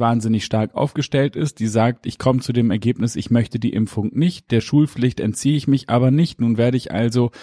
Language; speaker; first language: German; native; German